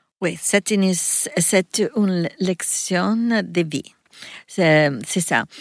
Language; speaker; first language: French; non-native, learner; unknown